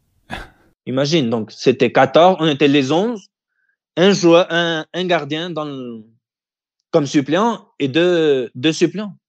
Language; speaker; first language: French; early bilingual, heritage; French